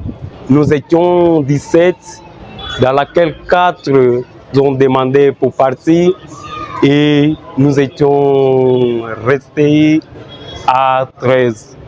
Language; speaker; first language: French; non-native, learner; Portuguese